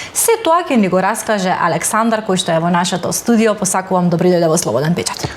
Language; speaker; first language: Macedonian; native; Macedonian